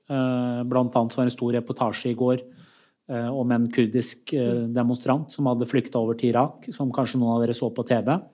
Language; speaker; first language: Norwegian; early bilingual, other home language; Persian